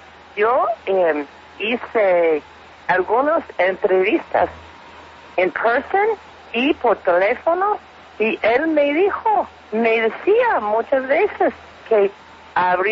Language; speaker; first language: Spanish; non-native, fluent; English